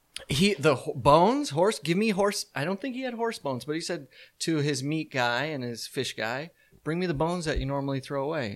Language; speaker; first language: English; native; English